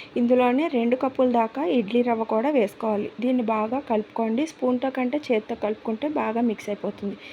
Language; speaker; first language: Telugu; native; Telugu